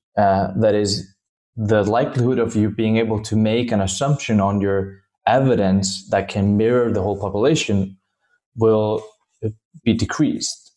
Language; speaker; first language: English; non-native, fluent; Danish